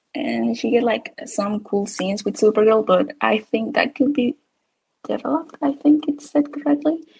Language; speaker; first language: English; non-native, fluent; Spanish